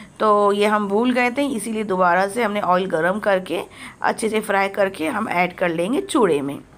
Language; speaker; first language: Hindi; native; Hindi